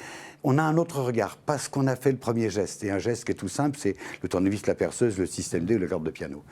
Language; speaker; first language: French; native; French